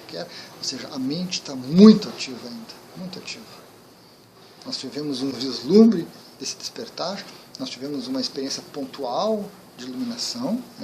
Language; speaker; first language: Portuguese; native; Portuguese